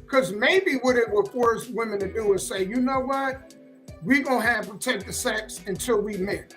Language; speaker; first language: English; native; English